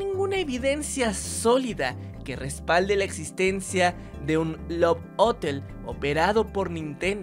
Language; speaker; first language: Spanish; native; Spanish